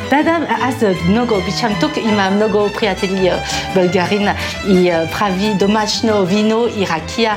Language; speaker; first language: Bulgarian; non-native, learner; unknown